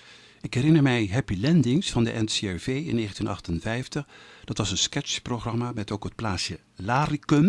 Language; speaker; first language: Dutch; native; Dutch